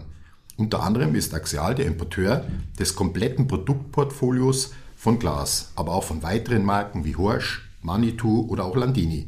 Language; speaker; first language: German; native; German